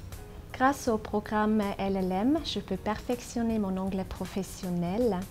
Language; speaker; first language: French; non-native, local second language; German